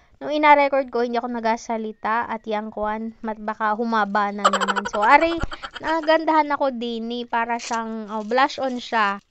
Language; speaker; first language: Filipino; non-native, local second language; Hiligaynon